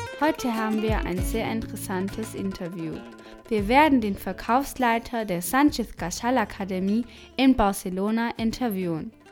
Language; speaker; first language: German; non-native, fluent; Spanish